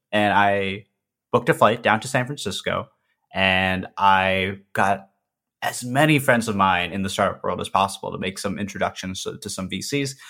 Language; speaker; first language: English; early bilingual, other home language; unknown